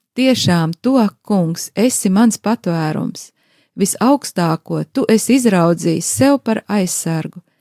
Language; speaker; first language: Latvian; native; Latvian